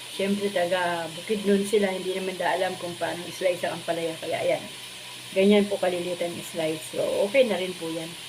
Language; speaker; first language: Filipino; native; Filipino